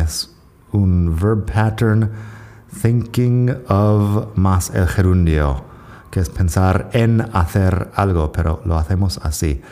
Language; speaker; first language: Spanish; non-native, fluent; English